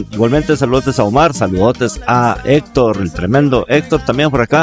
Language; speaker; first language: Spanish; native; Spanish